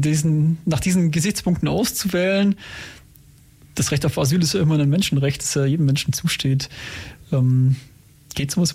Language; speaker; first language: German; native; German